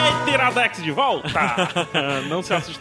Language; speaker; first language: Portuguese; native; Portuguese